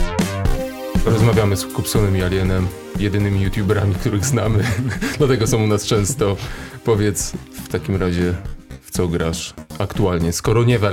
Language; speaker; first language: Polish; native; Polish